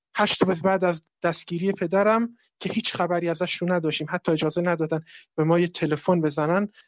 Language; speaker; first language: Persian; non-native, local second language; Kurdish